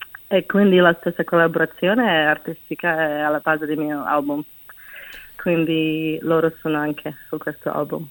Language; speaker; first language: Italian; non-native, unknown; Czech